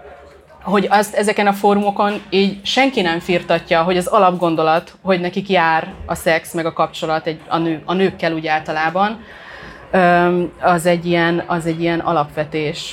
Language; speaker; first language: Hungarian; native; Hungarian